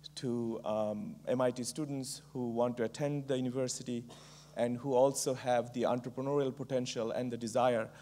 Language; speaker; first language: English; non-native, local second language; Bangla